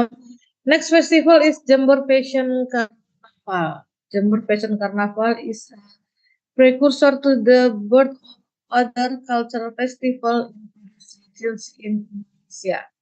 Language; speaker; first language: English; non-native, learner; Indonesian